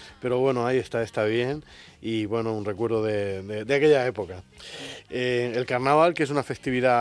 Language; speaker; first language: Spanish; native; Spanish